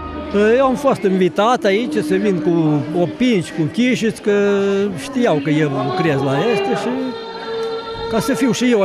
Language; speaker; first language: Romanian; non-native, local second language; Ukrainian